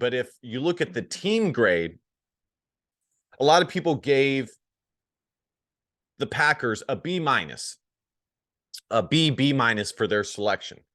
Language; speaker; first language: English; native; English